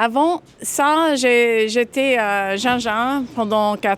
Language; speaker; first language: French; non-native, fluent; English